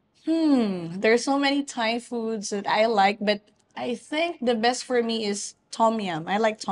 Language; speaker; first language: English; non-native, fluent; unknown